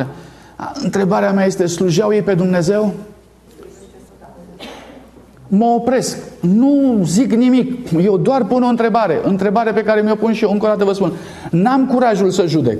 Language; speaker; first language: Romanian; native; Romanian